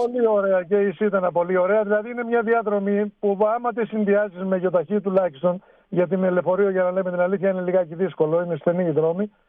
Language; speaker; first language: Greek; native; Greek